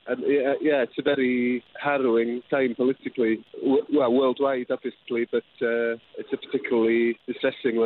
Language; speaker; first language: English; non-native, local second language; Welsh